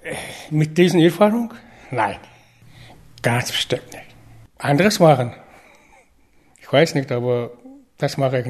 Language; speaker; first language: German; non-native, learner; Mongolian